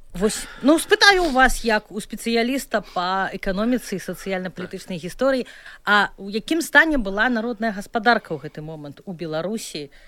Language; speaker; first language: Belarusian; native; Belarusian